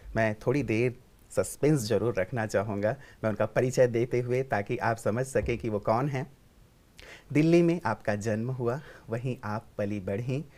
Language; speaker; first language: Hindi; native; Hindi